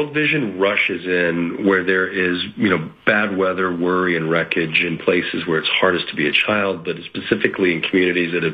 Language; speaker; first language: English; native; English